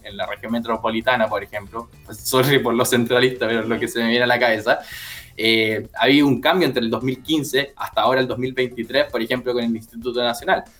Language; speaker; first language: Spanish; native; Spanish